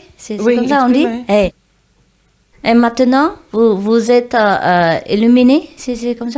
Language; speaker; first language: French; non-native, learner; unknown